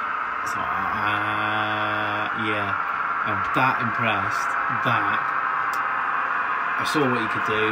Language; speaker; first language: English; native; English